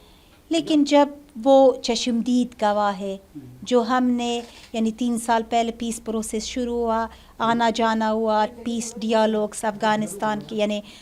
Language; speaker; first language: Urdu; non-native, learner; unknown